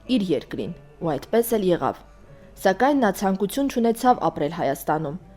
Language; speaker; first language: Armenian; native; Armenian